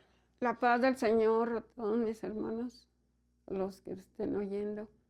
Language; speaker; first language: Spanish; native; Spanish